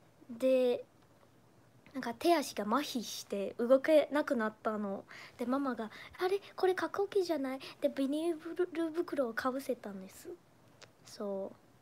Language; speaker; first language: Japanese; non-native, fluent; Chinese